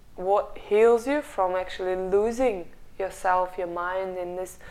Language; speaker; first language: English; non-native, fluent; Russian